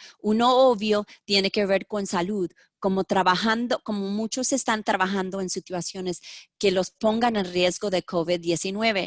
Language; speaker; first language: Spanish; early bilingual, heritage; Spanish